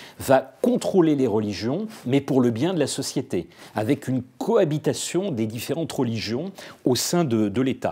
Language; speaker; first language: French; native; French